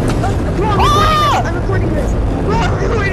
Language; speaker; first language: English; native; English